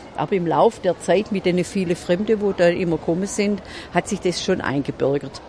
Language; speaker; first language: German; native; German